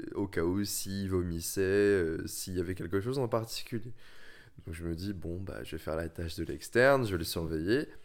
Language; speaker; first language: French; early bilingual, other home language; Vietnamese